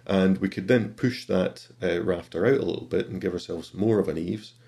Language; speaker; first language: English; native; English